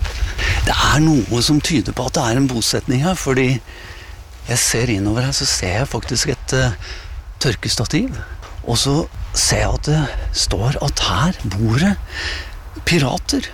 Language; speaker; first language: Norwegian; native; Norwegian